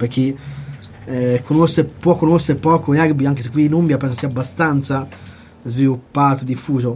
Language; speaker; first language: Italian; native; Italian